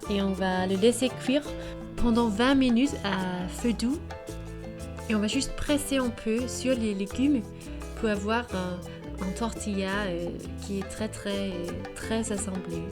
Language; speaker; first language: French; non-native, learner; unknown